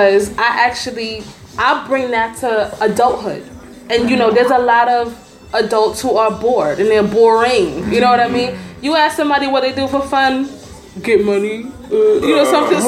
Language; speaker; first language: English; native; English